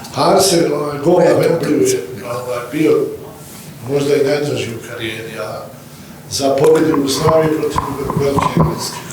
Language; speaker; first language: Bosnian; native; Bosnian